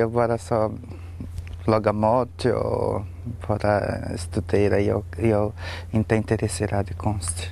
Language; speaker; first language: Swedish; non-native, learner; Portuguese